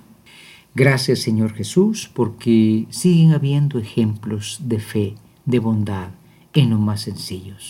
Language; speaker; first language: Spanish; native; Spanish